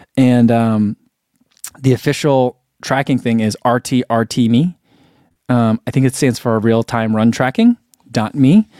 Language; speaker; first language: English; native; English